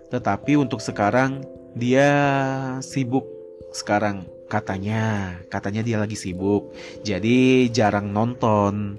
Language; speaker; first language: Indonesian; native; Indonesian